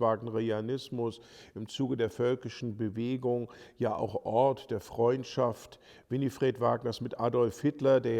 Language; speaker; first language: German; native; German